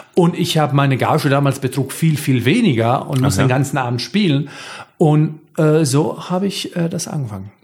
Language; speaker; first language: German; non-native, fluent; Croatian